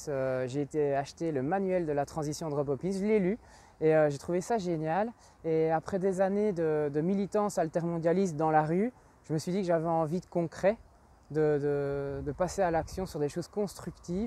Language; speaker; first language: French; native; French